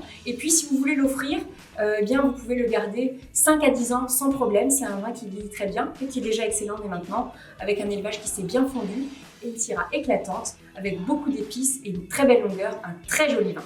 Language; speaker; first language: French; native; French